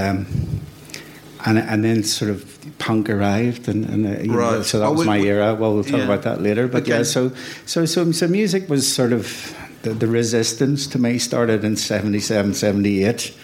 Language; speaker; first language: English; native; English